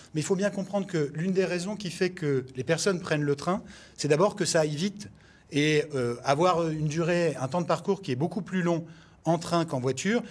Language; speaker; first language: French; native; French